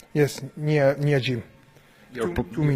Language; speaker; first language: English; non-native, learner; Japanese